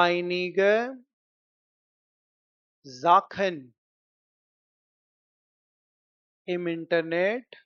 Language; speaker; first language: German; non-native, fluent; Hindi